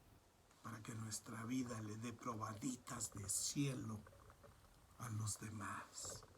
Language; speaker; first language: Spanish; native; Spanish